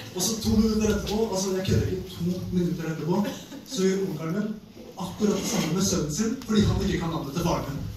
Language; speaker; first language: Norwegian; early bilingual, other home language; Albanian